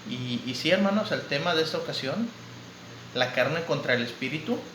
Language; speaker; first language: Spanish; native; Spanish